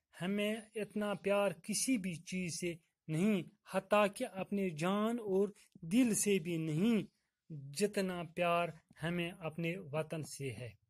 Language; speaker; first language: Urdu; non-native, local second language; Kashmiri